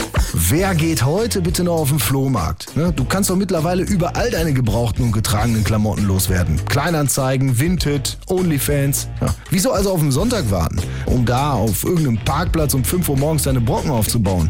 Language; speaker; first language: German; native; German